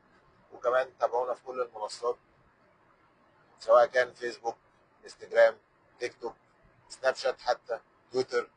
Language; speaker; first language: Arabic; native; Arabic